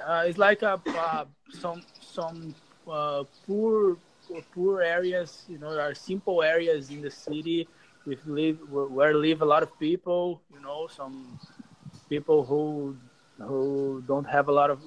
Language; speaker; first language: English; non-native, learner; Portuguese